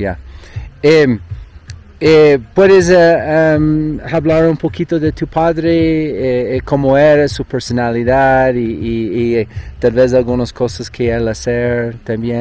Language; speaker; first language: Spanish; non-native, learner; English